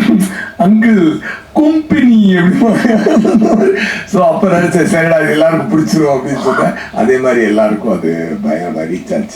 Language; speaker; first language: Tamil; native; Tamil